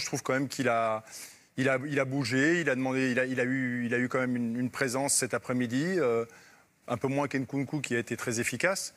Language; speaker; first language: French; native; French